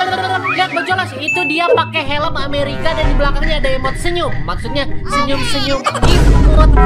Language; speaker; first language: Indonesian; native; Indonesian